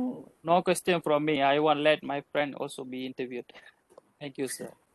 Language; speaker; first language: English; non-native, learner; Malay